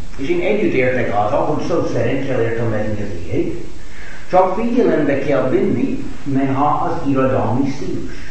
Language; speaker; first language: Hungarian; non-native, fluent; English